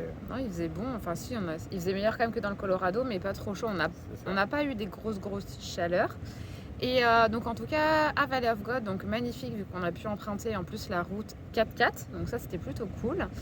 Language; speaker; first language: French; native; French